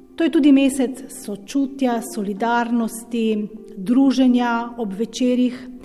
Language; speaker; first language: Slovenian; native; Slovenian